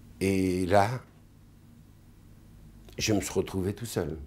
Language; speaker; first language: French; non-native, fluent; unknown